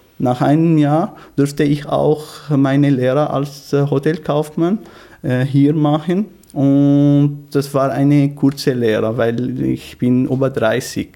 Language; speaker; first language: German; non-native, learner; Arabic